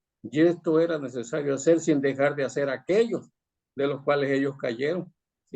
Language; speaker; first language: Spanish; native; Spanish